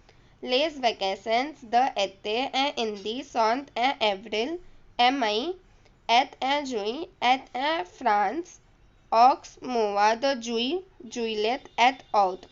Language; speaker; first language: French; non-native, learner; Hindi